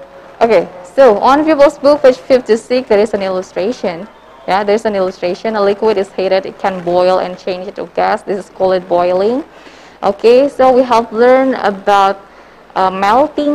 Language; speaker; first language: English; non-native, learner; Indonesian